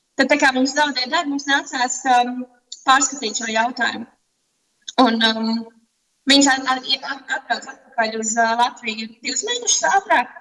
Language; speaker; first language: Latvian; native; Latvian